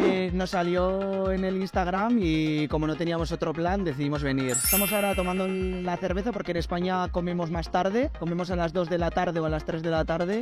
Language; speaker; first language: Spanish; native; Spanish